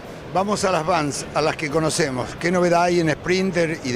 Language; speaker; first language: Spanish; native; Spanish